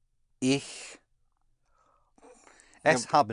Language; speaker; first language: German; non-native, learner; English